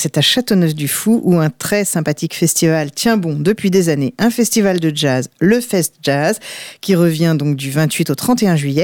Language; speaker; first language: French; native; French